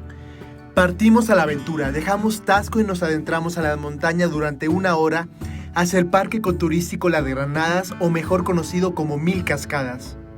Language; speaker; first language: Spanish; native; Spanish